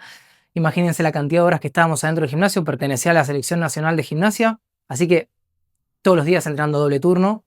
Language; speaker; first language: Spanish; native; Spanish